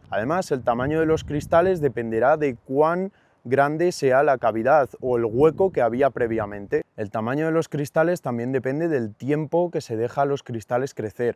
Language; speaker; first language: Spanish; native; Spanish